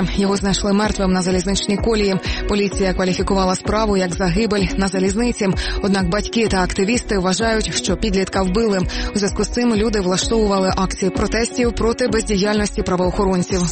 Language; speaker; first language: Ukrainian; native; Ukrainian